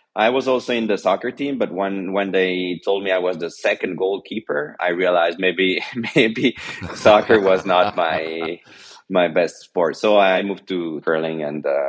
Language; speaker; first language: English; non-native, fluent; French